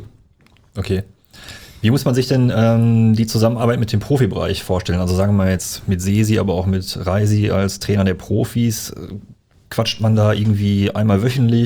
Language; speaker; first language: German; native; German